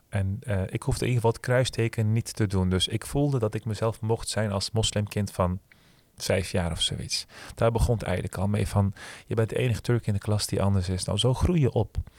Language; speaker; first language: Dutch; early bilingual, other home language; Turkish